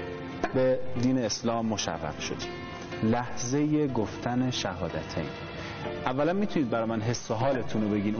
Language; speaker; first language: Persian; native; Persian